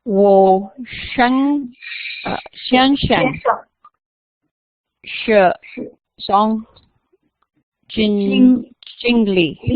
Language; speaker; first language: Chinese; non-native, learner; English